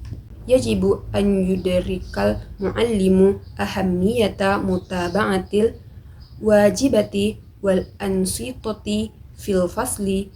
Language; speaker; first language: Arabic; non-native, learner; Indonesian